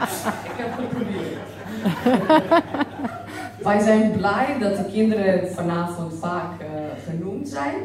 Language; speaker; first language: Dutch; non-native, fluent; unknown